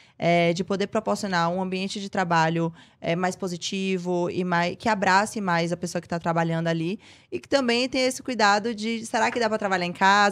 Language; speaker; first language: Portuguese; native; Portuguese